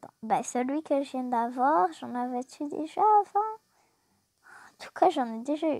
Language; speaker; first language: French; native; French